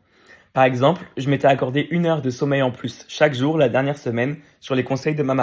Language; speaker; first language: French; native; French